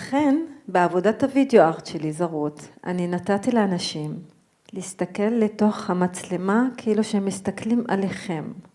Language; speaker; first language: Hebrew; non-native, local second language; Arabic